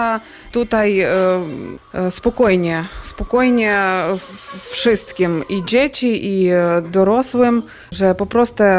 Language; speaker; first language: Polish; non-native, learner; Ukrainian